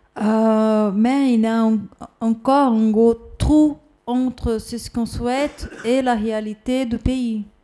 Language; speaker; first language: French; non-native, fluent; Portuguese